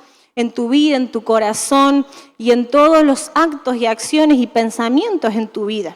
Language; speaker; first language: Spanish; native; Spanish